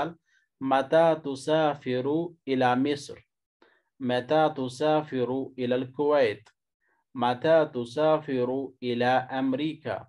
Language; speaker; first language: Arabic; non-native, fluent; Urdu